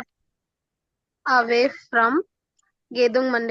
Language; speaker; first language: English; non-native, learner; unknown